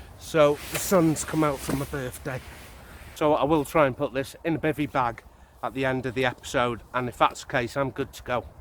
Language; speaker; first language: English; native; English